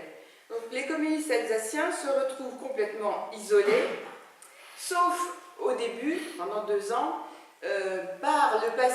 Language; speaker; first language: French; native; French